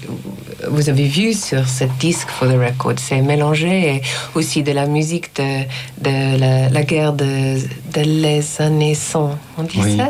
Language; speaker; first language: French; non-native, learner; English